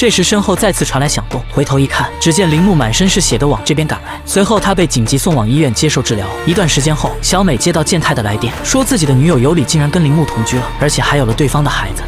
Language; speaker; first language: Chinese; native; Chinese